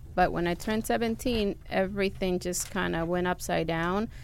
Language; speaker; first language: English; early bilingual, other home language; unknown